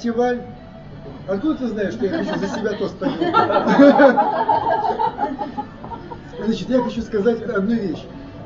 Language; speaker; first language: Russian; native; Russian